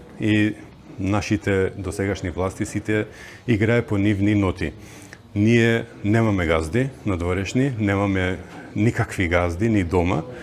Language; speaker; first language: Macedonian; early bilingual, heritage; Macedonian